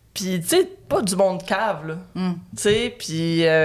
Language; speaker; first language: French; native; French